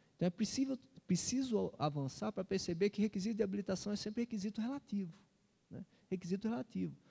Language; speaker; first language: Portuguese; native; Portuguese